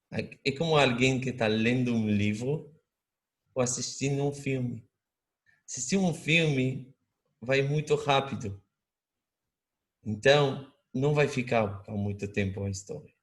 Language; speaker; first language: Portuguese; non-native, fluent; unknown